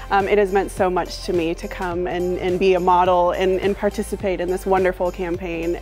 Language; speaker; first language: English; native; English